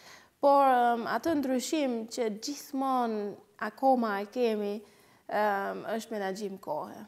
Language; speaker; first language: Albanian; non-native, fluent; German